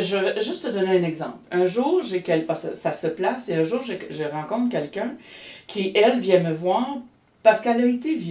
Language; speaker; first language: French; native; French